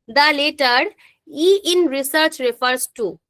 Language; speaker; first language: English; non-native, local second language; Bangla